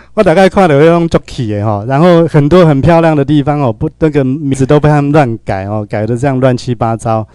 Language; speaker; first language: Chinese; native; Chinese